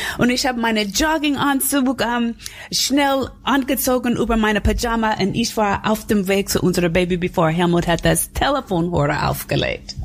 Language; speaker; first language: German; non-native, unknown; English